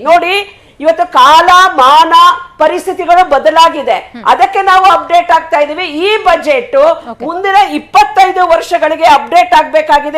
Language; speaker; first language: Kannada; native; Kannada